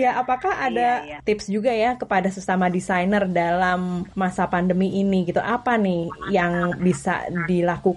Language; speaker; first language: Indonesian; native; Indonesian